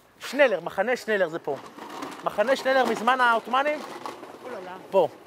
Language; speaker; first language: Hebrew; early bilingual, other home language; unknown